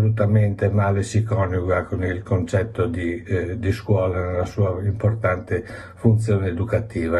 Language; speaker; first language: Italian; native; Italian